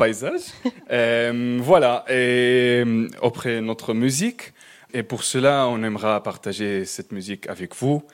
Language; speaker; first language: French; non-native, fluent; Arabic